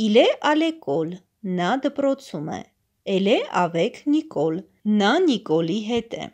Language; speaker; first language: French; non-native, fluent; Armenian